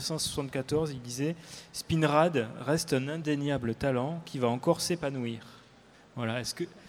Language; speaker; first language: French; native; French